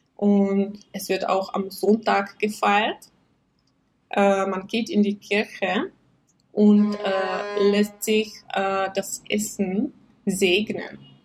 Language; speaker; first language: German; non-native, fluent; Czech